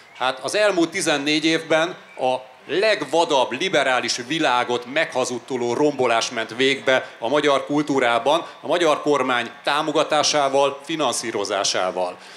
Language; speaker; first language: Hungarian; native; Hungarian